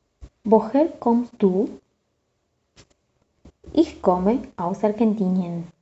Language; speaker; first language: German; non-native, fluent; Spanish